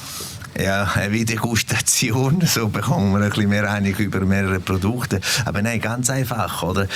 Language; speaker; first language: German; non-native, fluent; Italian